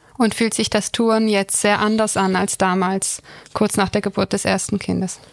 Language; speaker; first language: German; native; German